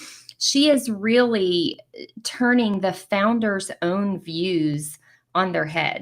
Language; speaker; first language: English; native; English